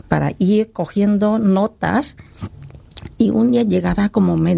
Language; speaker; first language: Spanish; non-native, learner; Khmer